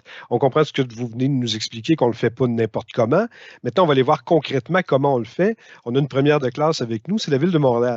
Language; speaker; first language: French; native; French